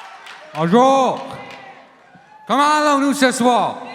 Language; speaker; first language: French; non-native, local second language; English